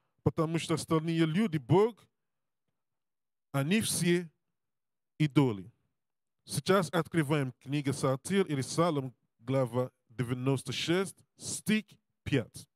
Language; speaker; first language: Russian; non-native, learner; English